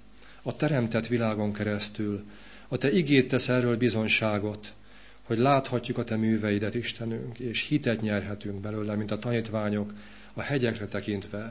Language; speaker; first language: Hungarian; native; Hungarian